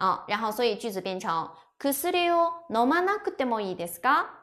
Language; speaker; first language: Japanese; non-native, fluent; Chinese